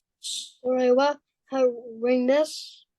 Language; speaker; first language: Japanese; non-native, learner; English